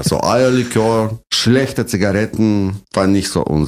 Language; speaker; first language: German; non-native, fluent; Russian